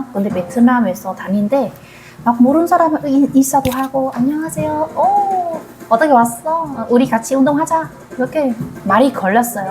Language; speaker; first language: Korean; non-native, learner; Vietnamese